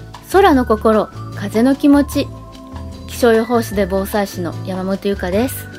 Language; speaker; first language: Japanese; native; Japanese